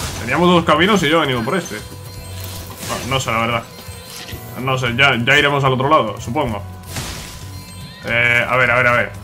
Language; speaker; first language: Spanish; native; Spanish